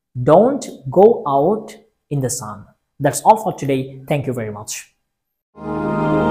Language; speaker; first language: English; non-native, local second language; Bangla